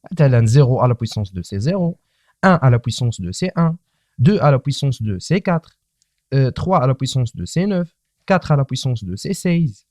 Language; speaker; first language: French; non-native, local second language; Arabic